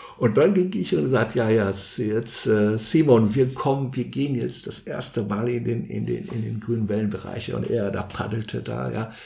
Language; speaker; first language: German; non-native, fluent; Portuguese